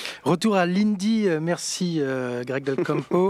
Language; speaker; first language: French; native; French